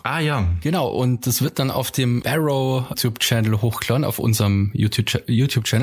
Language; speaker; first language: German; native; German